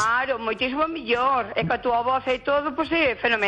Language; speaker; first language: Spanish; non-native, local second language; Galician